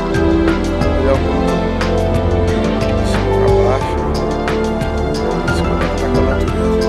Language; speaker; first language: Portuguese; native; Portuguese